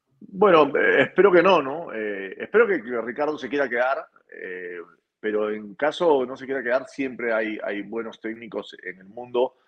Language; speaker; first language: Spanish; native; Spanish